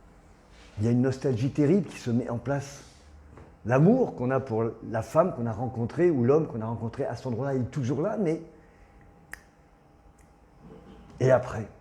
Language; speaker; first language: French; native; French